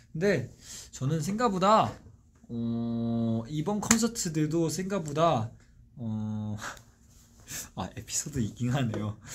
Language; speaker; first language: Korean; non-native, fluent; Chinese